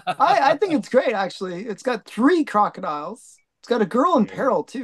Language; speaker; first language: English; native; English